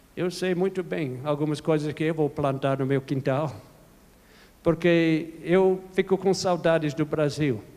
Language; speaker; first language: Portuguese; non-native, fluent; English